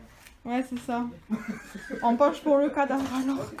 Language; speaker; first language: French; native; French